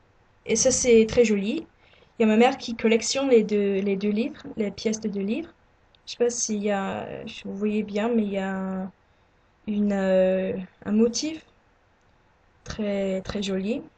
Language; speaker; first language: French; non-native, learner; English